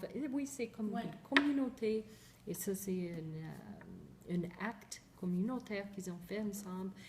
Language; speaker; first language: French; non-native, fluent; English